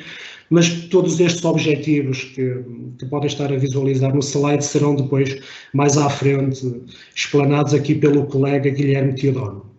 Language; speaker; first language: Portuguese; native; Portuguese